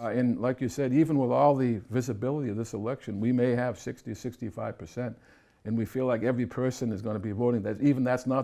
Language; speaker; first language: English; native; English